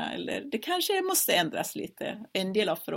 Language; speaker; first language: Swedish; non-native, fluent; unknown